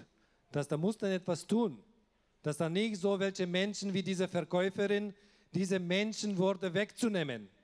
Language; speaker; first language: German; non-native, local second language; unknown